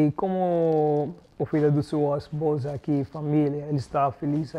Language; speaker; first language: Portuguese; non-native, learner; Arabic